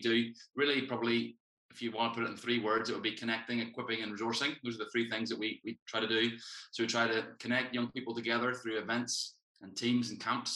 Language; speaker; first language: English; native; English